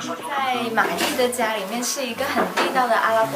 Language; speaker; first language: Chinese; native; Chinese